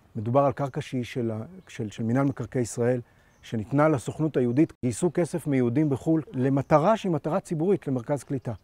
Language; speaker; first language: Hebrew; native; Hebrew